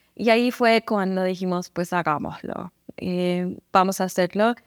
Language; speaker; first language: Spanish; non-native, fluent; English